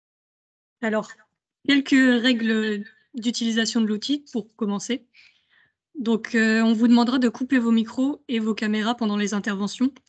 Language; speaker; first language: French; native; French